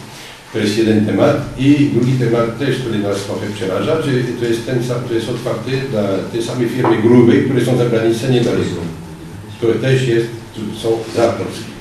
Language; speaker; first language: Polish; non-native, learner; French